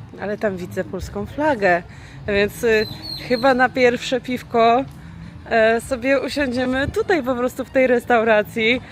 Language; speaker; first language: Polish; native; Polish